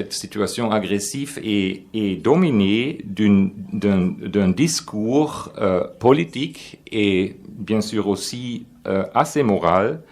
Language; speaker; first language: French; non-native, fluent; German